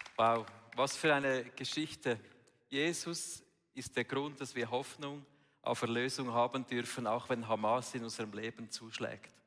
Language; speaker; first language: German; native; German